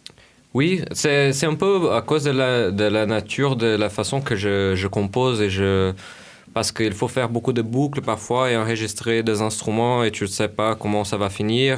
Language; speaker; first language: French; non-native, fluent; Portuguese